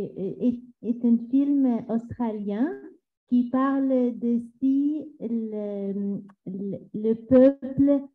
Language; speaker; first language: French; non-native, learner; Arabic